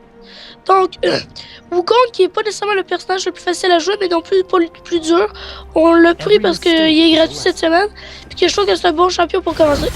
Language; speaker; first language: French; native; French